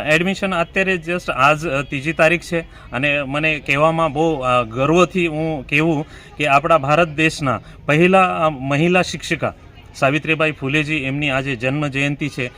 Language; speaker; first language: Gujarati; non-native, local second language; Marathi